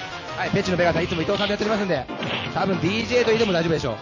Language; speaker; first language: Japanese; native; Japanese